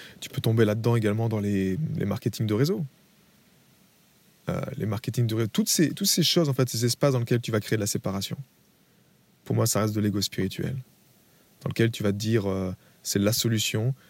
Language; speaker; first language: French; native; French